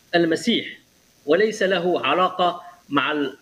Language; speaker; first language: Arabic; native; Arabic